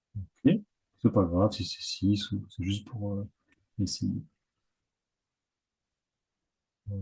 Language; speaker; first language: French; native; French